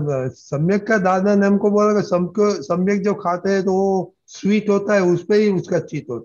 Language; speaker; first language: Hindi; non-native, local second language; Gujarati